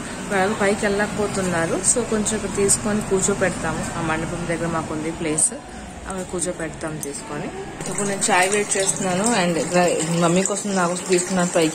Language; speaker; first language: Telugu; native; Telugu